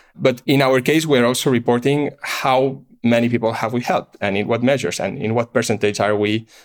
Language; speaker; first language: English; non-native, fluent; Catalan